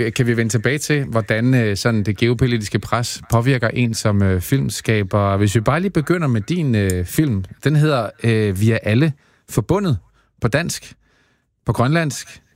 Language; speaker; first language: Danish; native; Danish